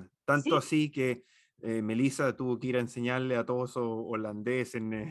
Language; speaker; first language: Spanish; native; Spanish